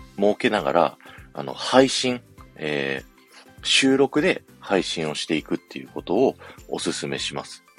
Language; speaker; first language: Japanese; native; Japanese